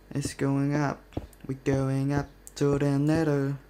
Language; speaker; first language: English; non-native, learner; Danish